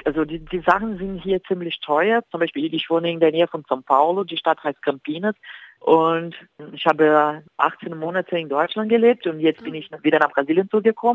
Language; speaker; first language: German; non-native, fluent; Portuguese